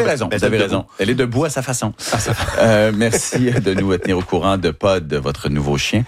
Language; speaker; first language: French; native; French